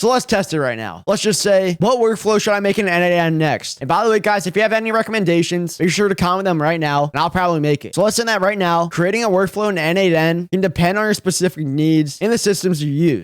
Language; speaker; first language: English; native; English